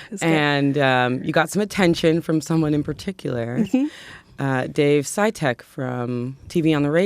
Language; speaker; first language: English; native; English